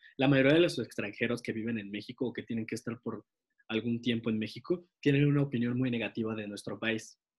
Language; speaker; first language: Spanish; native; Spanish